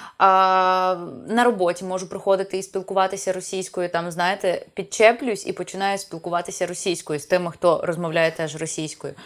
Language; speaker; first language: Ukrainian; non-native, local second language; Russian